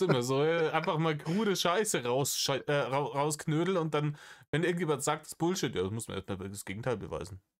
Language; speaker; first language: German; native; German